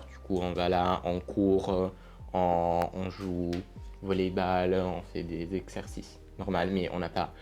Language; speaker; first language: French; non-native, learner; Italian